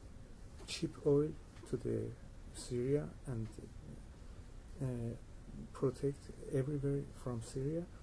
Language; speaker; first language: English; non-native, learner; Persian